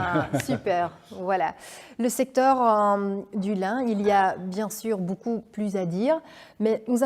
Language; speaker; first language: French; non-native, fluent; Dutch